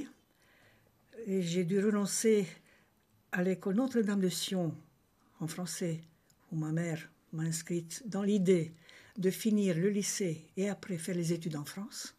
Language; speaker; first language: French; non-native, fluent; Romanian